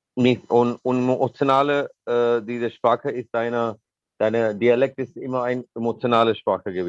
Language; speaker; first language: German; non-native, learner; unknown